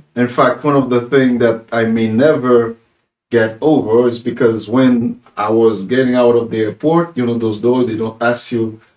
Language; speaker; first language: English; non-native, fluent; Haitian Creole